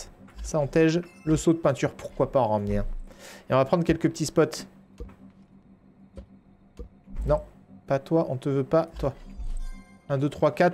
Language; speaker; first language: French; native; French